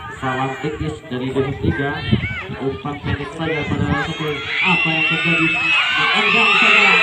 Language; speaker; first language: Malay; non-native, local second language; Javanese